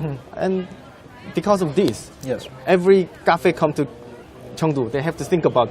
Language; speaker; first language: English; non-native, fluent; Korean